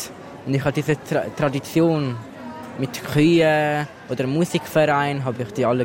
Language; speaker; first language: German; non-native, local second language; Italian